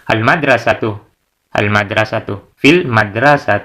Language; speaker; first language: Arabic; non-native, fluent; Indonesian